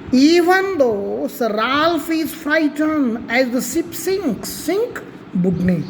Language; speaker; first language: English; non-native, local second language; Marathi